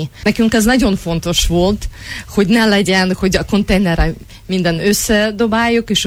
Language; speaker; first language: Hungarian; non-native, fluent; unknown